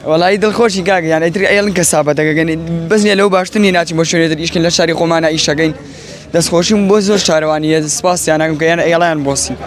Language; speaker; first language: Central Kurdish; native; Central Kurdish